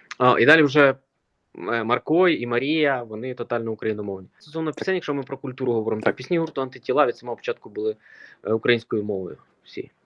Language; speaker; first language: Ukrainian; native; Ukrainian